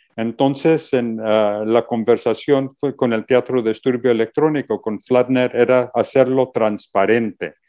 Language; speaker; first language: Spanish; early bilingual, heritage; Spanish